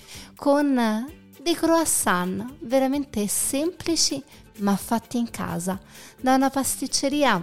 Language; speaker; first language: Italian; native; Italian